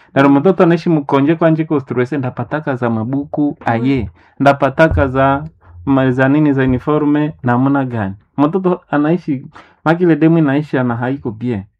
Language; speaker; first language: Swahili; non-native, local second language; Nande